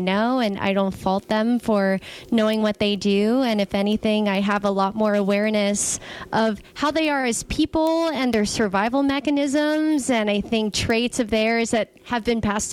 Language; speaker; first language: English; native; English